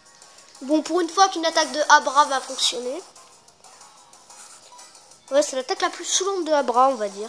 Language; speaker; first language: French; native; French